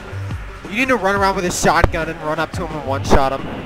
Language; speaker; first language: English; native; English